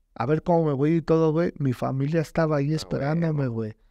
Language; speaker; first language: Spanish; native; Spanish